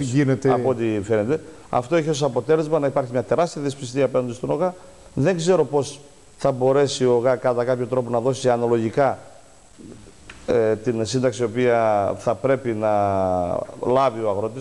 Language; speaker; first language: Greek; native; Greek